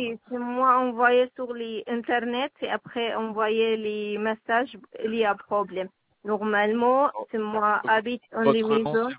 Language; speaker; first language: French; non-native, learner; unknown